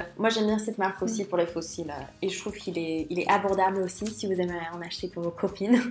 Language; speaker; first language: French; non-native, fluent; English